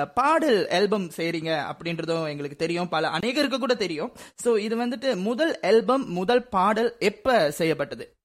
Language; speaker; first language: Tamil; native; Tamil